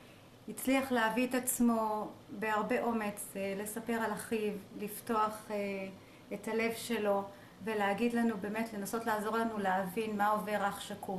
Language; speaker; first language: Hebrew; native; Hebrew